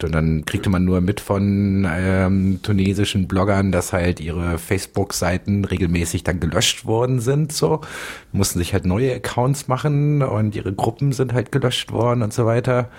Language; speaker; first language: German; native; German